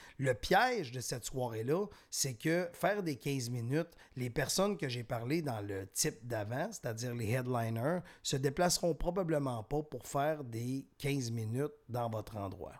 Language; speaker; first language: French; native; French